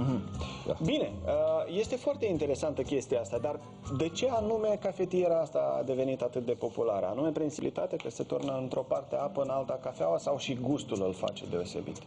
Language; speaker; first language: Romanian; native; Romanian